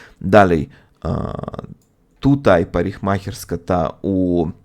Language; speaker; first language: Polish; non-native, fluent; Russian